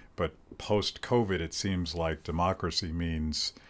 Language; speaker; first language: English; native; English